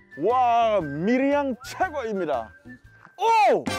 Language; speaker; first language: Korean; non-native, fluent; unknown